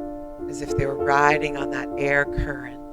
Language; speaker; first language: English; native; English